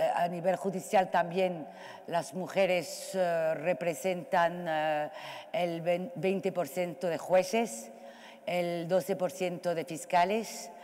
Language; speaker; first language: Spanish; non-native, fluent; Arabic